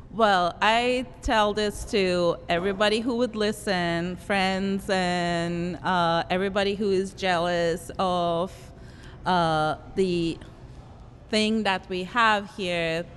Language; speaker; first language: English; non-native, fluent; Turkish